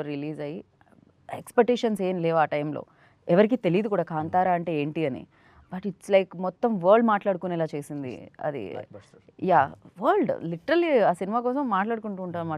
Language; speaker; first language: Telugu; native; Telugu